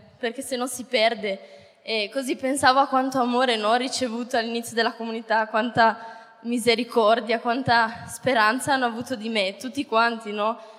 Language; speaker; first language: Italian; native; Italian